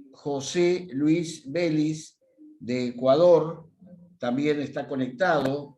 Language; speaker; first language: Spanish; native; Spanish